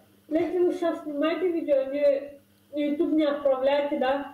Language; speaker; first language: Russian; non-native, fluent; Lezghian